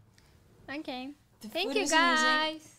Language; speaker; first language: English; non-native, learner; Russian